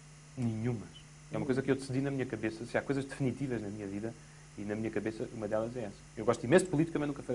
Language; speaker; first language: Portuguese; native; Portuguese